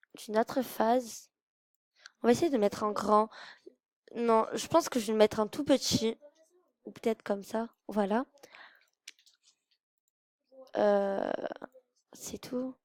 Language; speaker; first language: French; native; French